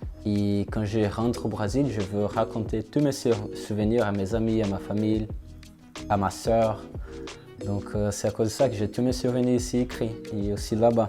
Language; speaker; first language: French; non-native, learner; Portuguese